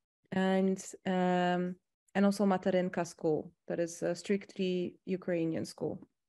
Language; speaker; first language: English; non-native, fluent; Polish